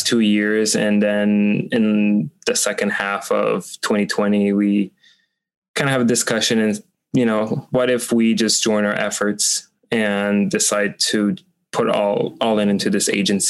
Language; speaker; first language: English; non-native, fluent; French